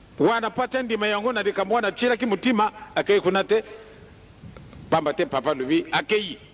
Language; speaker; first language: Lingala; non-native, local second language; Kituba (Democratic Republic of Congo)